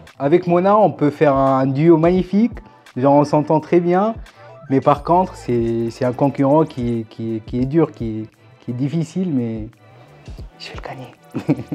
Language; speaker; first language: French; native; French